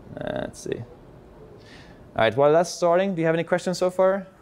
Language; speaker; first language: English; non-native, fluent; Swedish